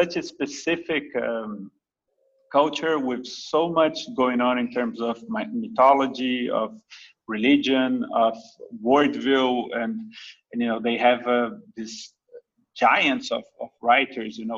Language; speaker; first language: English; non-native, fluent; Portuguese